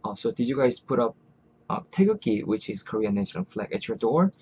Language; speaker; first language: English; non-native, fluent; Korean